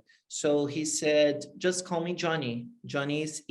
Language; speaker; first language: English; non-native, fluent; Portuguese